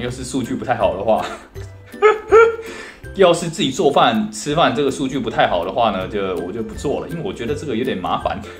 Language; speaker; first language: Chinese; native; Chinese